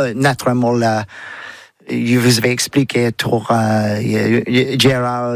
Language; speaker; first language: French; non-native, learner; English